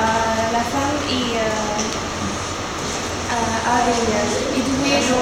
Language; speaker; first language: French; non-native, learner; Arabic